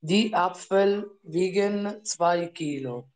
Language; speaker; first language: German; non-native, learner; Italian